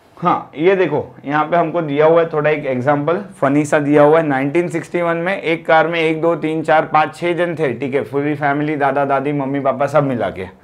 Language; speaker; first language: Hindi; non-native, local second language; Gujarati